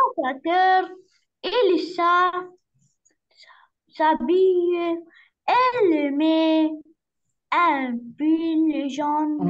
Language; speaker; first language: French; non-native, learner; Arabic